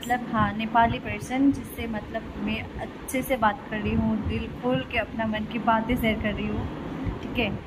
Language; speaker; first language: Hindi; non-native, local second language; Nepali